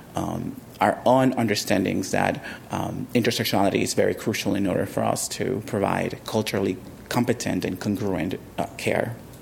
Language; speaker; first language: English; early bilingual, other home language; Spanish